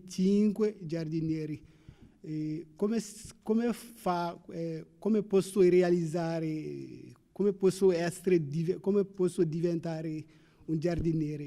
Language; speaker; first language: Italian; non-native, learner; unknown